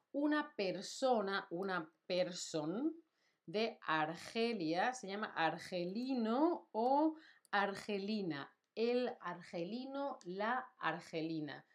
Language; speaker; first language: English; non-native, fluent; Spanish